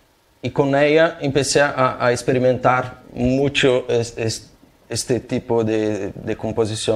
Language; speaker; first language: Spanish; non-native, fluent; Portuguese